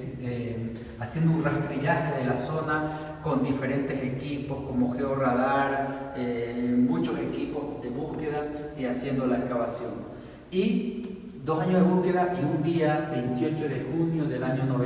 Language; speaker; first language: Spanish; native; Spanish